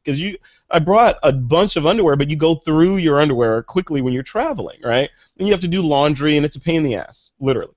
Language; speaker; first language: English; native; English